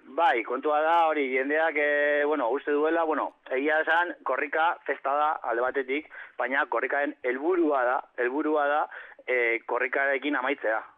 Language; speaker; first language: Basque; non-native, local second language; Spanish